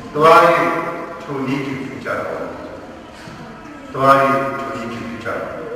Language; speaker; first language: Burmese; non-native, local second language; Hakha Chin